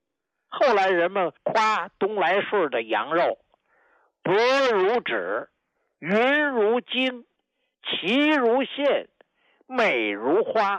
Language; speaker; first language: Chinese; native; Chinese